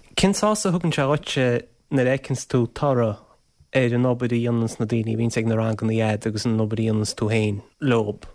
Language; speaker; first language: Irish; native; Irish